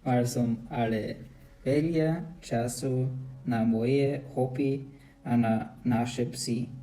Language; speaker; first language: Slovak; non-native, learner; German